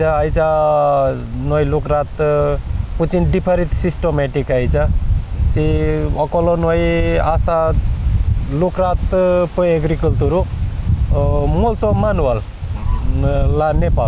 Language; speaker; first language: Romanian; non-native, learner; Nepali